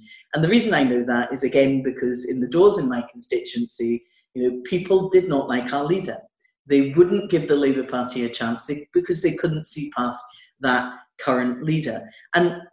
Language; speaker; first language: English; native; English